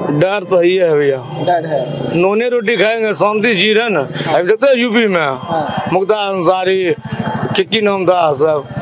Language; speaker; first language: Hindi; native; Hindi